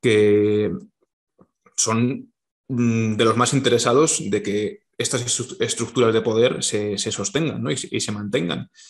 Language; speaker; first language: Spanish; native; Spanish